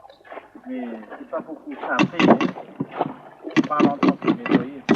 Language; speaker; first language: French; non-native, local second language; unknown